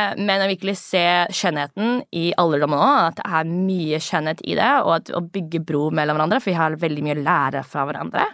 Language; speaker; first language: Norwegian; early bilingual, other home language; English